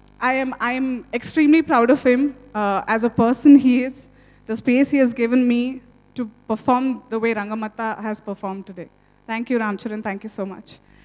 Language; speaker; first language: English; non-native, local second language; Telugu